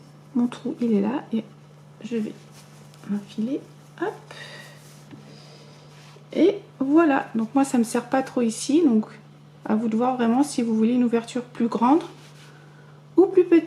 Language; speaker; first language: French; native; French